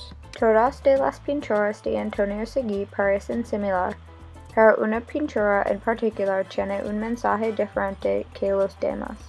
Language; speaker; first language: Spanish; non-native, learner; English